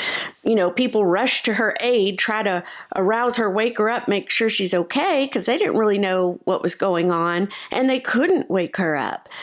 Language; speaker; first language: English; native; English